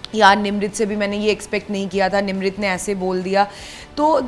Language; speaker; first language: Hindi; non-native, local second language; Bangla